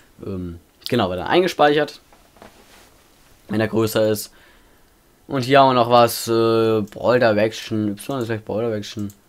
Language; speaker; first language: German; native; German